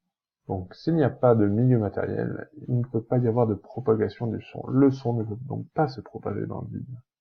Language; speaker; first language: French; native; French